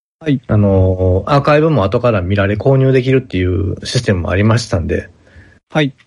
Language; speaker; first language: Japanese; native; Japanese